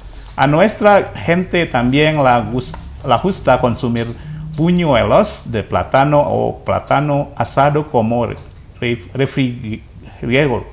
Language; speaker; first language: Spanish; non-native, fluent; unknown